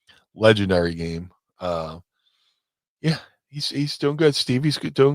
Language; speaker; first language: English; native; English